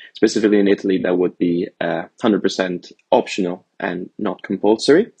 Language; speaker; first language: English; early bilingual, other home language; Italian